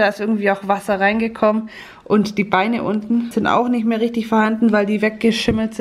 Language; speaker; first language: German; native; German